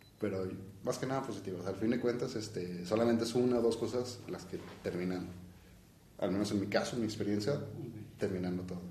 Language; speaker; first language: Spanish; native; Spanish